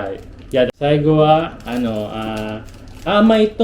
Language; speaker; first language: Japanese; non-native, learner; Filipino